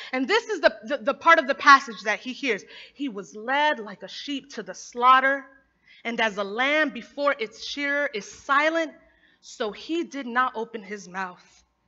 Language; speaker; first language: English; native; English